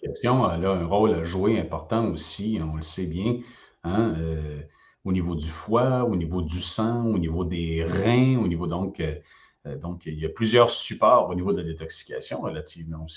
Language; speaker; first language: French; native; French